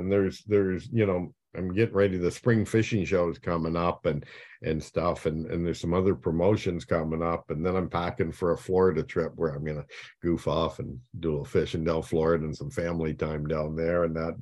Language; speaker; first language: English; native; English